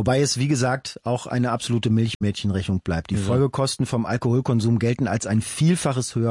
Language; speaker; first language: German; native; German